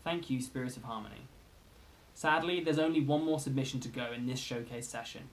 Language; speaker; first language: English; native; English